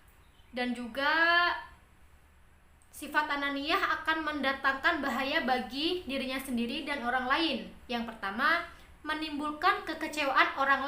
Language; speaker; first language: Indonesian; native; Indonesian